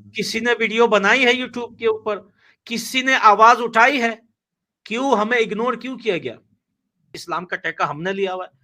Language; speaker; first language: Hindi; non-native, fluent; Pashto